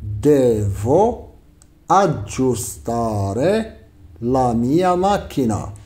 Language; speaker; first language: Italian; non-native, fluent; Arabic